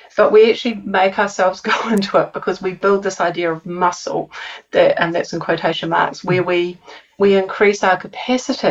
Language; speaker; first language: English; native; English